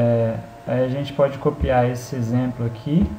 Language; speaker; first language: Portuguese; native; Portuguese